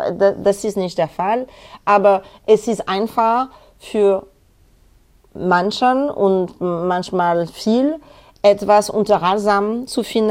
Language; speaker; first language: German; non-native, learner; French